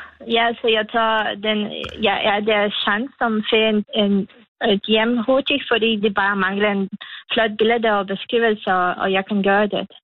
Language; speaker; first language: Danish; non-native, learner; Lithuanian